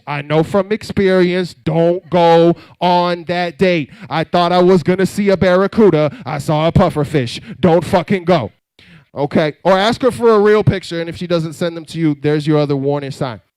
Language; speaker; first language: English; native; English